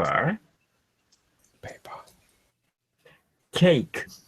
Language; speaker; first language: English; non-native, learner; Japanese